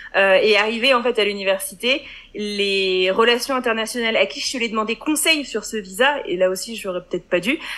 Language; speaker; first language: French; native; French